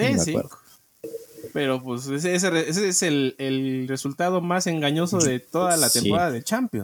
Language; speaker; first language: Spanish; native; Spanish